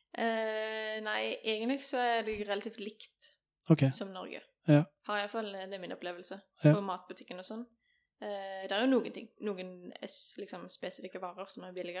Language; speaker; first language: Norwegian; native; Norwegian